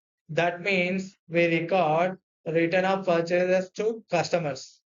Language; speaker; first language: English; non-native, local second language; Telugu